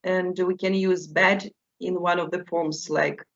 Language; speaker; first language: English; non-native, fluent; Russian